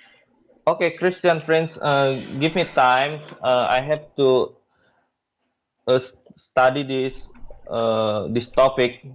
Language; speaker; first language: English; non-native, learner; Indonesian